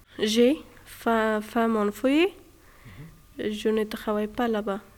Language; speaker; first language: French; non-native, learner; Persian